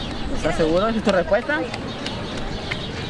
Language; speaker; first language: Spanish; native; Spanish